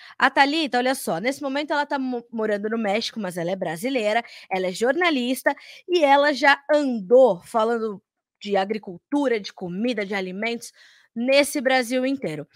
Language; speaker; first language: Portuguese; native; Portuguese